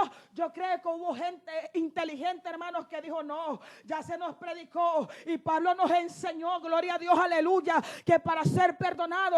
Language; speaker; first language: Spanish; native; Spanish